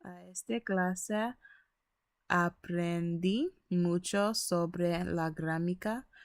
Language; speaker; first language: Spanish; early bilingual, other home language; English